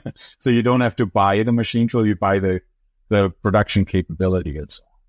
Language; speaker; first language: English; non-native, fluent; German